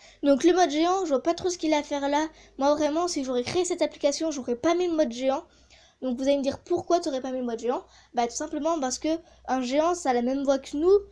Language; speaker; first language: French; native; French